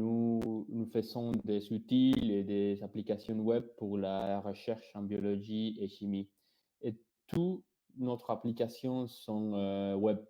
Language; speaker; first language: French; non-native, fluent; Spanish